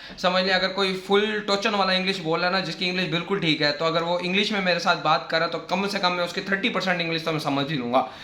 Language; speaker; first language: Urdu; non-native, local second language; Saraiki